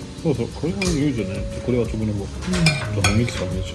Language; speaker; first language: Japanese; non-native, learner; French